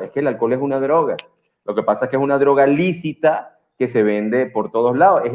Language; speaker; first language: Spanish; native; Spanish